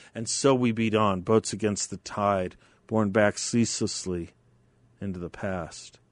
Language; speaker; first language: English; native; English